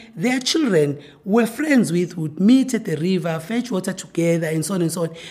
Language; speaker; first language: English; non-native, local second language; Zulu